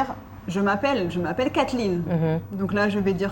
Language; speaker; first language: French; native; French